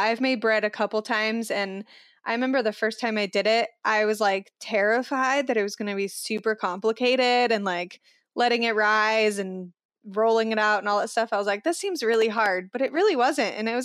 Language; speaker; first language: English; native; English